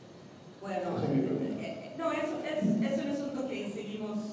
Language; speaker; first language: Spanish; non-native, fluent; English